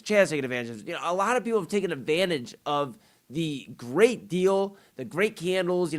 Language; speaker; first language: English; native; English